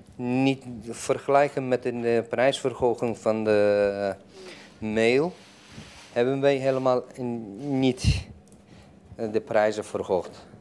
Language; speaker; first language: Dutch; non-native, fluent; Turkish